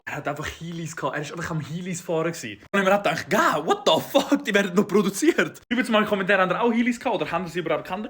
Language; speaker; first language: German; native; German